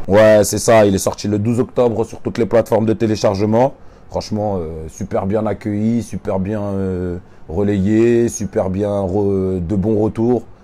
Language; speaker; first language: French; native; French